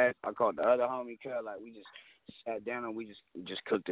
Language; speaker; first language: English; native; English